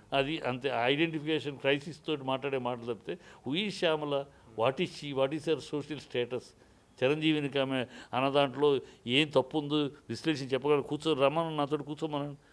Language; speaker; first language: Telugu; native; Telugu